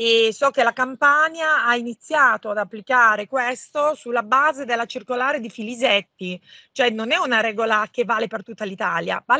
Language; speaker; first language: Italian; native; Italian